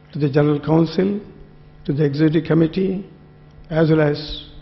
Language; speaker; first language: English; non-native, local second language; Telugu